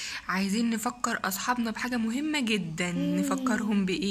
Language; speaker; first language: Arabic; native; Arabic